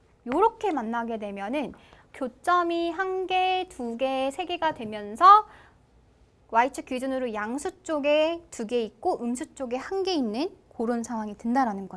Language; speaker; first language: Korean; native; Korean